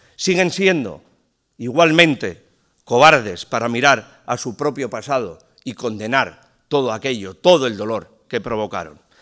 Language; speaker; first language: Spanish; native; Spanish